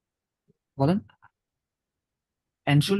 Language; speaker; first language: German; non-native, learner; Bangla